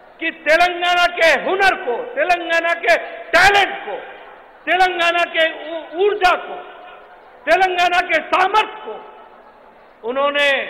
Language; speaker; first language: Hindi; native; Hindi